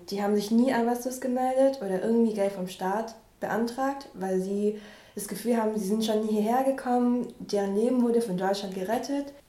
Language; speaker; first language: German; early bilingual, other home language; Vietnamese